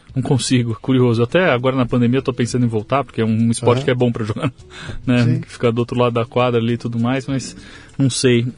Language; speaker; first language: Portuguese; native; Portuguese